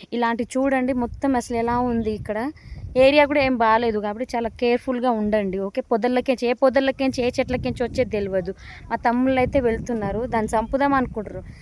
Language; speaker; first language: Telugu; non-native, local second language; Lambadi